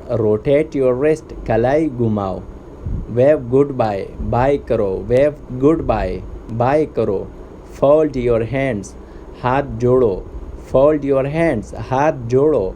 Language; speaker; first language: Urdu; native; Urdu